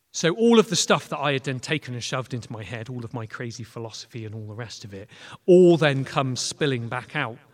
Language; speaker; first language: English; native; English